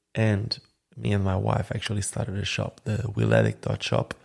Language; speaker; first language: English; non-native, fluent; Croatian